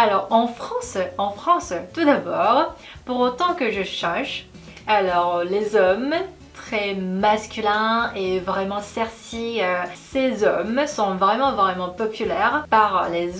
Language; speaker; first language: French; non-native, fluent; Korean